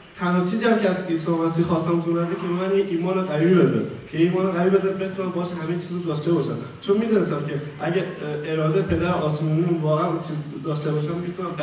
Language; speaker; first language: Persian; native; Persian